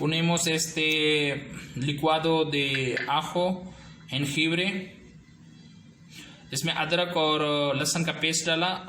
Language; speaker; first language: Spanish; non-native, learner; Urdu